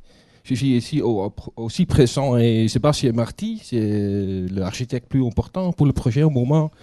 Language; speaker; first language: French; non-native, learner; Dutch